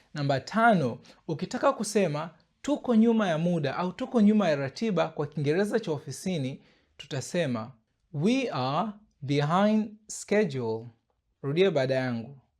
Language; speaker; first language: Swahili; native; Swahili